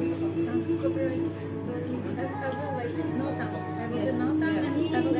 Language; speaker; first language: English; non-native, learner; Turkish